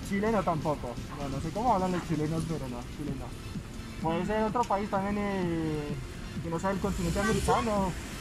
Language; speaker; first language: Spanish; non-native, fluent; French